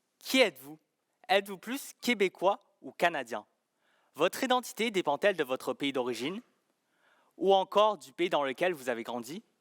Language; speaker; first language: French; early bilingual, other home language; Chinese